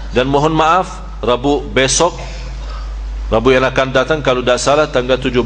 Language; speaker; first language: Indonesian; non-native, fluent; Arabic